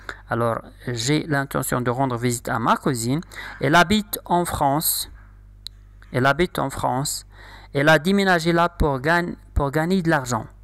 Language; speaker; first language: French; non-native, local second language; Arabic